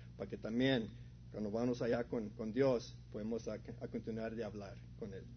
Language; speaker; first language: Spanish; early bilingual, heritage; Spanish